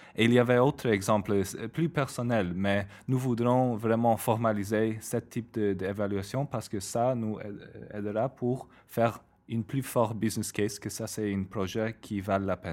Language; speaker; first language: French; non-native, fluent; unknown